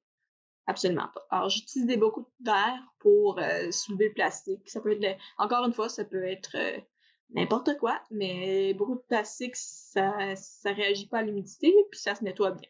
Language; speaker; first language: French; native; French